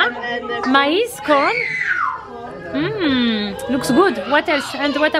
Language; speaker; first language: English; non-native, learner; French